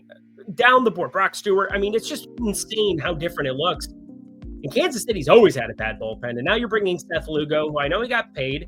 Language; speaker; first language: English; native; English